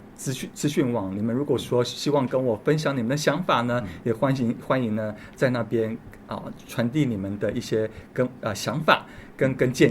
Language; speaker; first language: Chinese; native; Chinese